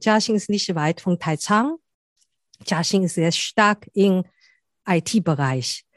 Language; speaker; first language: German; non-native, fluent; Chinese